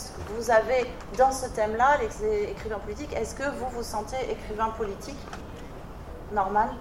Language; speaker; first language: French; native; French